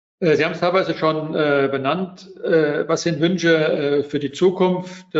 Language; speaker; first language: German; native; German